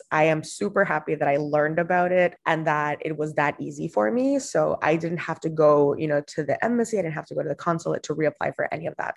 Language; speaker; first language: English; non-native, fluent; Spanish